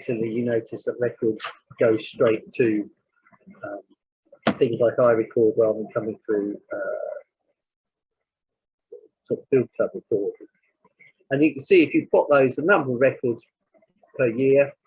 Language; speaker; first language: English; native; English